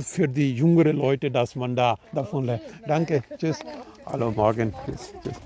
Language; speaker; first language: German; non-native, learner; Urdu